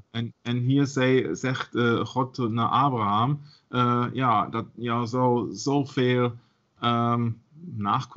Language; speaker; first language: Dutch; non-native, learner; German